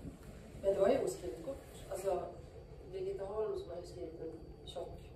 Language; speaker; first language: Swedish; native; Swedish